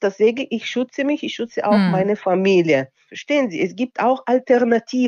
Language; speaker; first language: German; non-native, local second language; Bulgarian